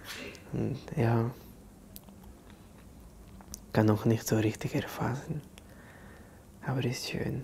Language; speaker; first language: German; non-native, learner; Spanish